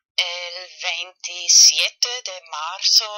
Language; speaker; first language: Spanish; non-native, fluent; German